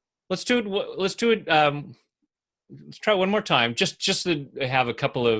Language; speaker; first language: English; native; English